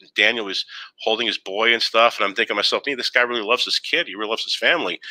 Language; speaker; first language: English; native; English